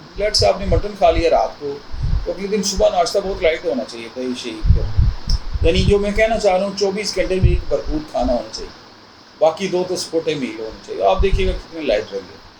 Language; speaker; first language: Urdu; non-native, local second language; Punjabi